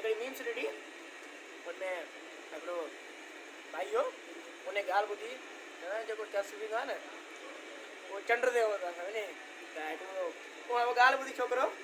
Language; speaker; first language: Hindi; non-native, local second language; Sindhi